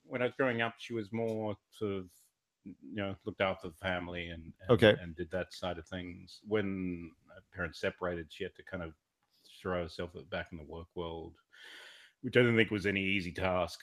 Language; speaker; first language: English; native; English